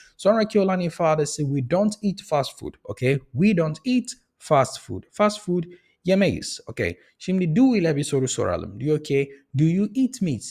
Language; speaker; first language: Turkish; non-native, fluent; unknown